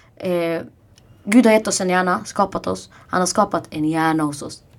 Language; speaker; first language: Swedish; non-native, fluent; Arabic